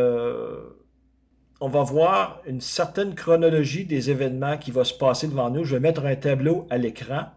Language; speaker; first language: French; native; French